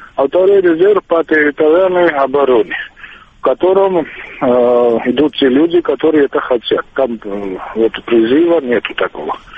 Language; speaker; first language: Russian; non-native, local second language; Georgian